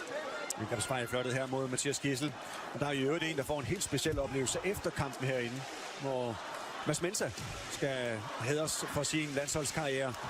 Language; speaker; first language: Danish; native; Danish